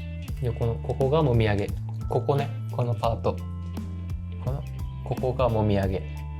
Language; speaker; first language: Japanese; native; Japanese